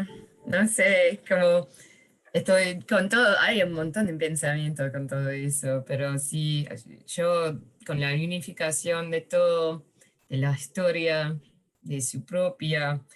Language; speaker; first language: Spanish; early bilingual, heritage; Spanish